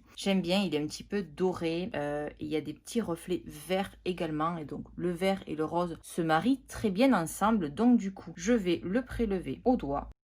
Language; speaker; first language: French; native; French